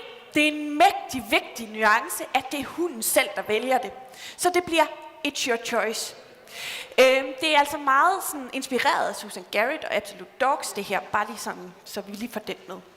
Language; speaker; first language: Danish; native; Danish